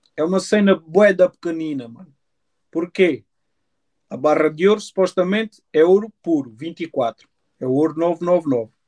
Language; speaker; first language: Portuguese; native; Portuguese